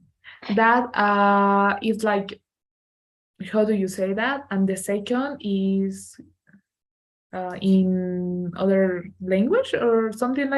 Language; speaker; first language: English; non-native, learner; Spanish